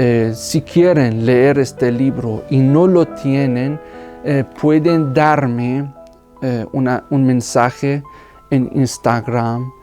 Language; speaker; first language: Spanish; non-native, fluent; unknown